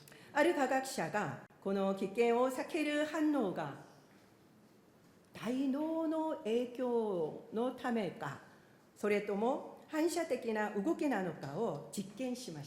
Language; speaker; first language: Japanese; non-native, fluent; Korean